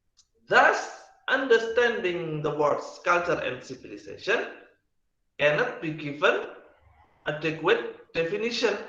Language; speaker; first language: English; non-native, learner; Indonesian